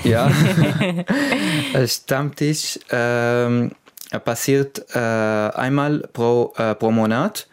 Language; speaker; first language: German; non-native, learner; Arabic